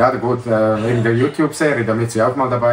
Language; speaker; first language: German; native; German